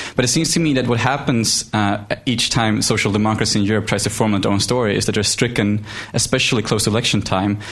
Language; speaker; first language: English; non-native, fluent; Swedish